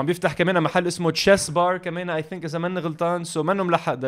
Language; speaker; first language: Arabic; native; Arabic